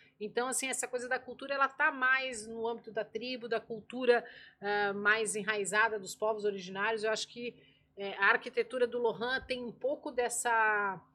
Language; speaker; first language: Portuguese; native; Portuguese